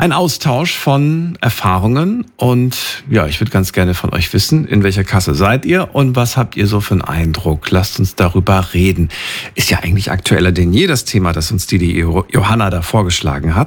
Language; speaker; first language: German; native; German